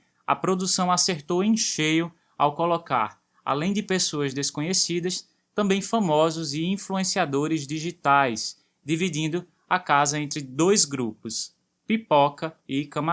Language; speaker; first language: Portuguese; native; Portuguese